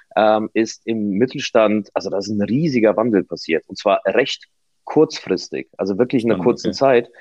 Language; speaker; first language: German; non-native, fluent; Polish